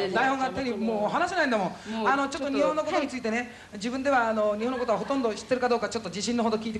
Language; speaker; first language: Japanese; native; Japanese